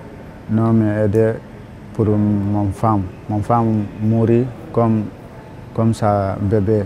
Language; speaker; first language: Spanish; non-native, learner; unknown